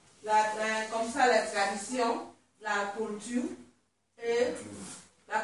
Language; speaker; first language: French; non-native, learner; Swahili